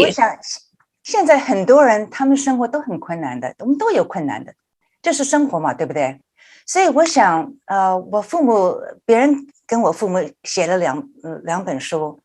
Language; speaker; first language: Chinese; early bilingual, heritage; Chinese